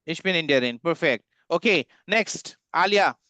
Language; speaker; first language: German; non-native, fluent; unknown